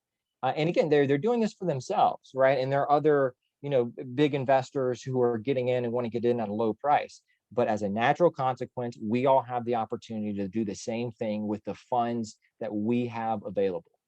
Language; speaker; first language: English; native; English